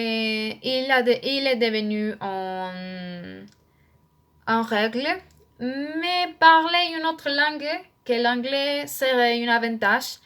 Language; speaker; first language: French; non-native, learner; Spanish